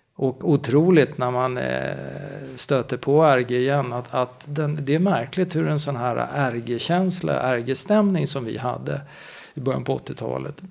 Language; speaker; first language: Swedish; native; Swedish